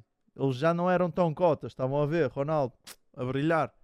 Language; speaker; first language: Portuguese; native; Portuguese